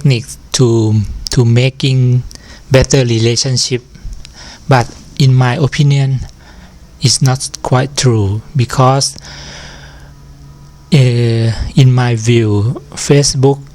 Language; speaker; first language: English; non-native, learner; Thai